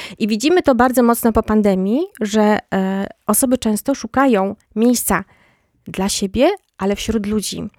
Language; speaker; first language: Polish; native; Polish